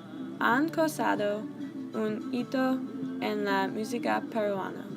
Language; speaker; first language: Spanish; non-native, learner; English